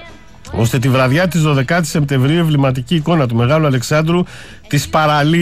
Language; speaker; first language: Greek; native; Greek